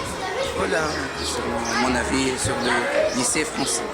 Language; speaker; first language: French; non-native, local second language; Arabic